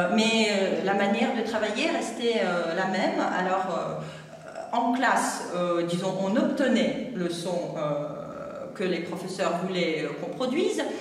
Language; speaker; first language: French; non-native, fluent; Russian